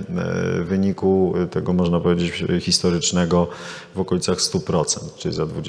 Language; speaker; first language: Polish; native; Polish